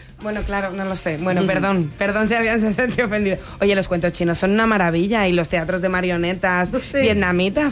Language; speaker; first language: Spanish; native; Spanish